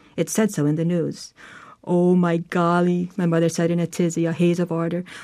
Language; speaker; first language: English; non-native, local second language; Filipino